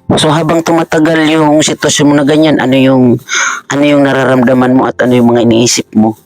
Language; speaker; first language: Filipino; native; Filipino